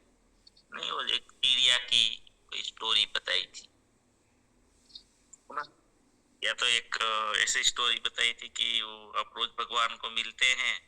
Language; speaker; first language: Hindi; native; Hindi